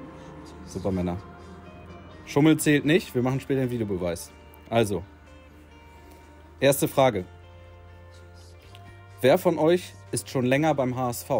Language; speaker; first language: German; native; German